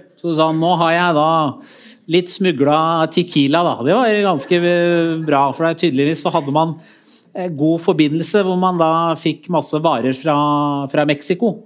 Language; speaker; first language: Norwegian; early bilingual, other home language; Persian